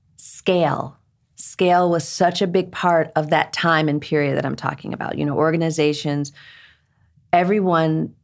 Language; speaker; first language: English; early bilingual, other home language; Krio